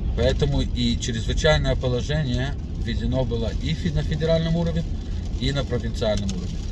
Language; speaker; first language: Russian; native; Russian